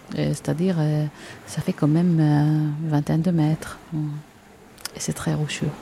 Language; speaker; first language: French; non-native, fluent; Arabic